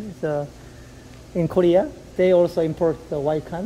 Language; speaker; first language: English; non-native, learner; Korean